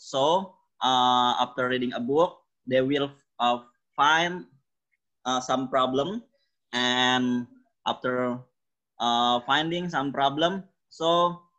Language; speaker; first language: English; non-native, learner; Indonesian